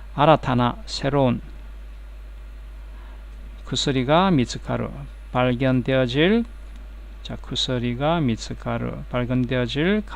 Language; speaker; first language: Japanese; non-native, fluent; Korean